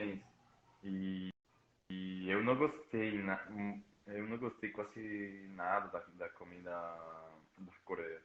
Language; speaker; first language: Portuguese; non-native, fluent; Spanish